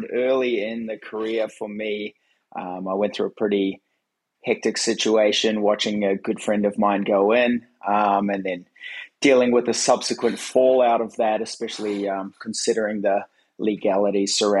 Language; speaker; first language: English; native; English